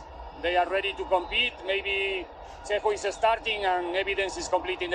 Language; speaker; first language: English; non-native, fluent; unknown